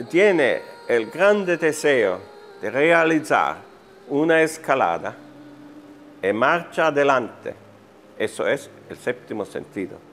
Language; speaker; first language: Spanish; non-native, fluent; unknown